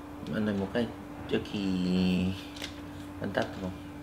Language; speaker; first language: Vietnamese; non-native, learner; Korean